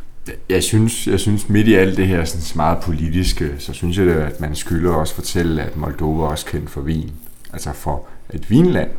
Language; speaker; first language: Danish; native; Danish